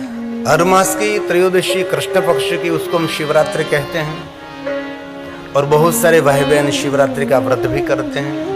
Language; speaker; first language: Hindi; non-native, local second language; Gujarati